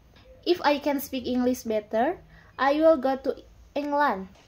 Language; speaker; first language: English; non-native, learner; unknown